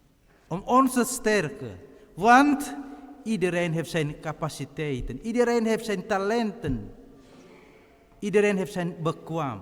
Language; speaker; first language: Dutch; non-native, fluent; Indonesian